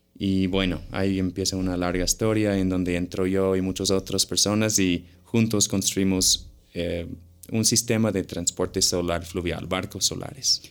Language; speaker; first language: Spanish; non-native, fluent; English